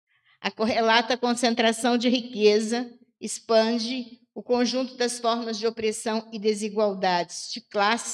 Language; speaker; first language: Portuguese; native; Portuguese